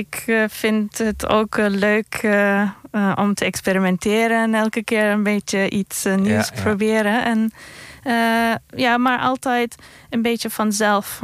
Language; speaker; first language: Dutch; non-native, fluent; Turkish